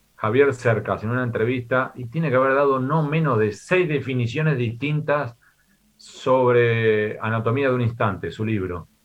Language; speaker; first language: Spanish; native; Spanish